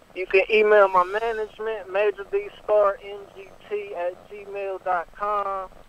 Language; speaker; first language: English; native; English